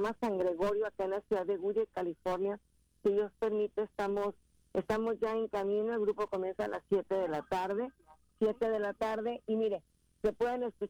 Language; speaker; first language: Spanish; native; Spanish